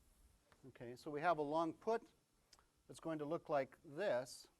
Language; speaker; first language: English; native; English